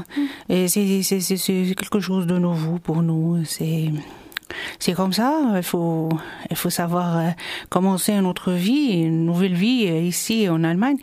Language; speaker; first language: French; non-native, local second language; Arabic